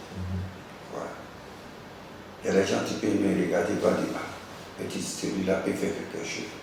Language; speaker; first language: French; non-native, local second language; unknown